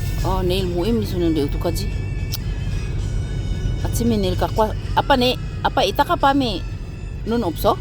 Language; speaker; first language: Korean; non-native, learner; Filipino